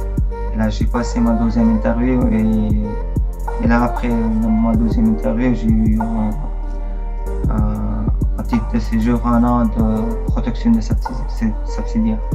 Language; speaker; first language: French; non-native, learner; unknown